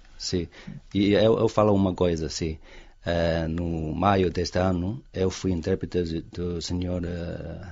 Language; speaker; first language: Portuguese; non-native, fluent; Chinese